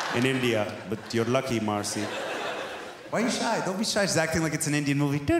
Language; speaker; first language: English; native; English